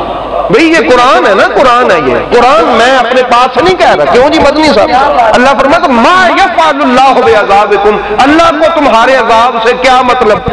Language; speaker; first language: Hindi; non-native, local second language; Punjabi